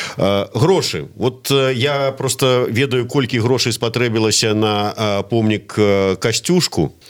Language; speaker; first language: Belarusian; native; Belarusian